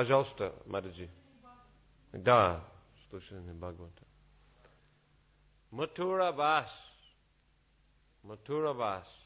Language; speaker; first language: Russian; non-native, learner; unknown